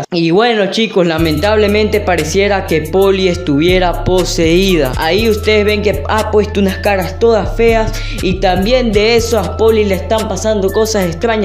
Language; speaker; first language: Spanish; native; Spanish